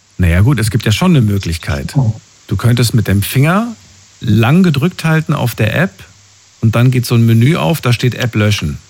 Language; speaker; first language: German; native; German